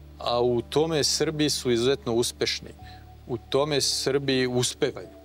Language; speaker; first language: Croatian; non-native, fluent; French